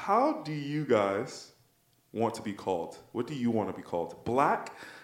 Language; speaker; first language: English; native; English